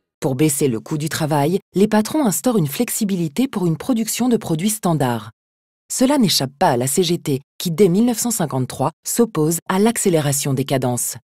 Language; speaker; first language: French; native; French